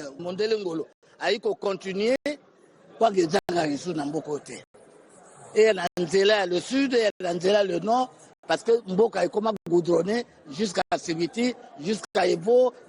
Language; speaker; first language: Lingala; native; Lingala